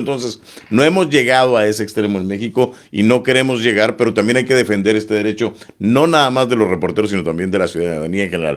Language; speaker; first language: Spanish; native; Spanish